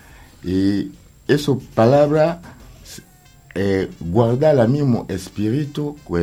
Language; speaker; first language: Spanish; non-native, learner; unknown